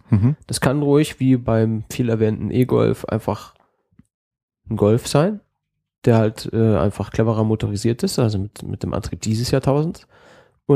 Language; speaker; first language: German; native; German